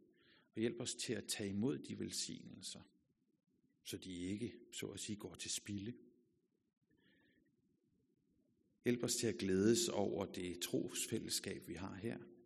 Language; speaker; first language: Danish; native; Danish